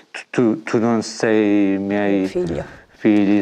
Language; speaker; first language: Italian; non-native, learner; Persian